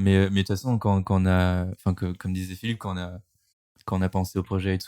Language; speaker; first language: French; native; French